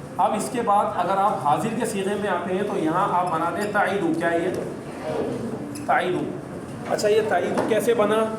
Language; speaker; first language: Urdu; native; Urdu